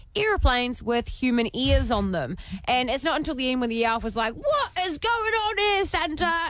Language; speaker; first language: English; native; English